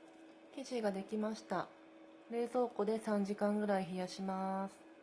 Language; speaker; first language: Japanese; native; Japanese